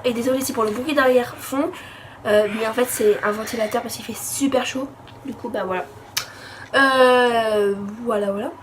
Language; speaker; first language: French; native; French